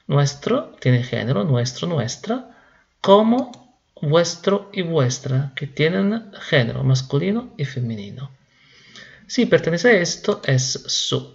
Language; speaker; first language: Spanish; non-native, fluent; Italian